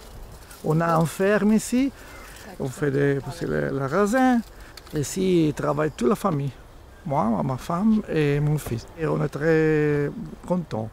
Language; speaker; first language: French; non-native, local second language; Italian